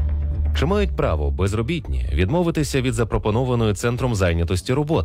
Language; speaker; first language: Ukrainian; native; Ukrainian